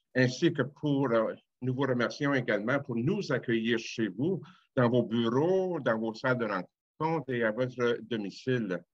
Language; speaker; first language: French; native; French